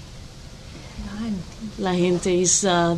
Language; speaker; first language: English; non-native, fluent; Spanish